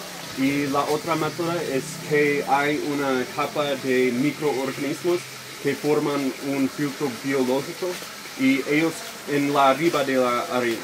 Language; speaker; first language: Spanish; non-native, learner; English